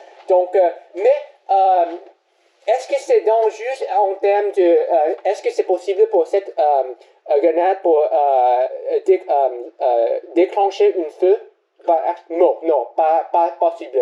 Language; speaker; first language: French; non-native, learner; English